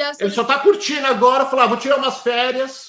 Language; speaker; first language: Portuguese; native; Portuguese